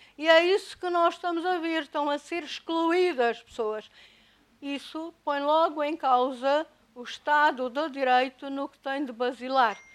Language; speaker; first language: Portuguese; native; Portuguese